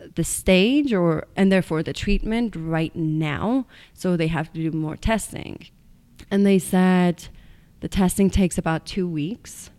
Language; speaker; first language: English; non-native, fluent; Estonian